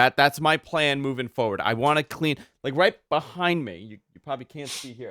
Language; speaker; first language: English; native; English